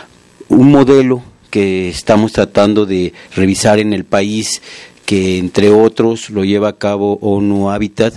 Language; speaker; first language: Spanish; native; Spanish